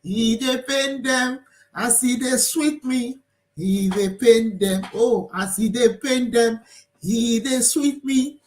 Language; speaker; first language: English; non-native, local second language; Yoruba